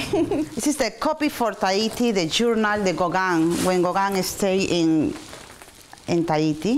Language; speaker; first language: English; non-native, learner; Spanish